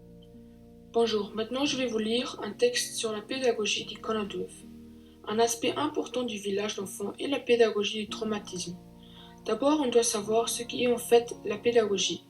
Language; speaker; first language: French; non-native, local second language; Luxembourgish